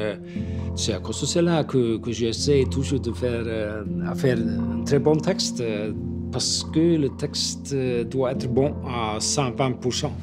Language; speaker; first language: French; non-native, fluent; Icelandic